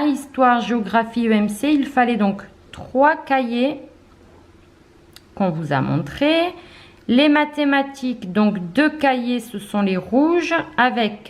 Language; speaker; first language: French; native; French